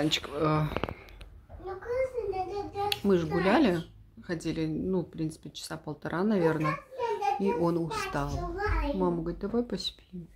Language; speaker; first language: Russian; native; Russian